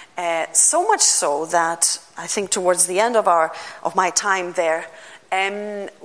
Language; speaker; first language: English; non-native, fluent; Lithuanian